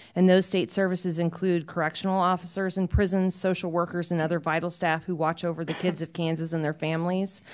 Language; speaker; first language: English; native; English